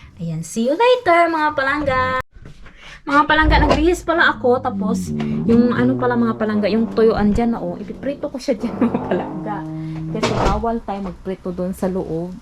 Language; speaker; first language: Filipino; non-native, local second language; Cebuano